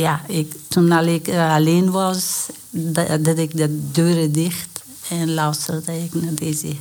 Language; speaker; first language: Dutch; non-native, learner; Persian